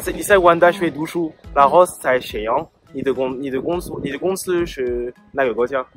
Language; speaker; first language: Chinese; non-native, learner; French